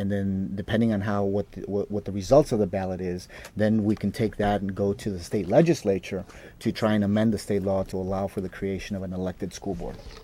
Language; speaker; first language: English; early bilingual, other home language; Spanish